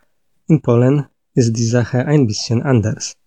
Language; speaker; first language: German; non-native, learner; Polish